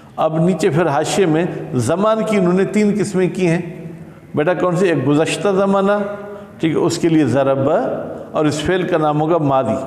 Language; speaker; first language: Urdu; non-native, local second language; Sindhi